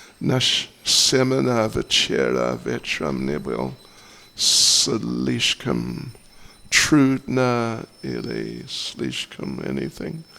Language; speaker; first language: Russian; non-native, learner; English